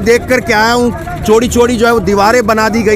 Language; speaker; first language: Hindi; native; Hindi